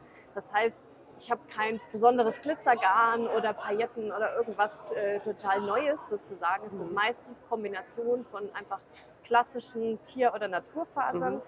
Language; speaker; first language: German; native; German